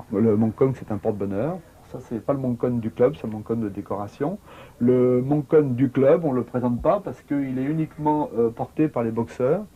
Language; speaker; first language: French; native; French